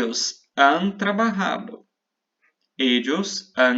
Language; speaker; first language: Spanish; non-native, fluent; Portuguese